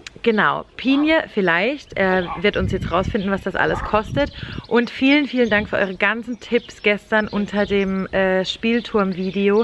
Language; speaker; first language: German; native; German